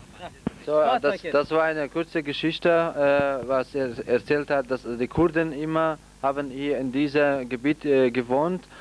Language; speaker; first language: German; non-native, fluent; Central Kurdish